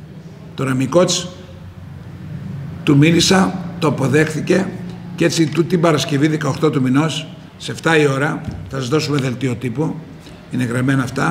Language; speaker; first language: Greek; native; Greek